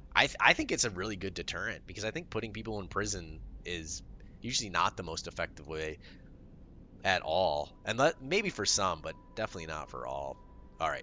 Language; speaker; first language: English; native; English